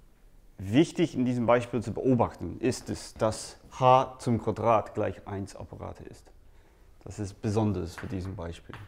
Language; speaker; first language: German; non-native, fluent; English